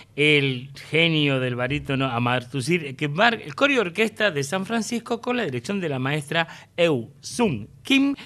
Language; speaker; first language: Spanish; native; Spanish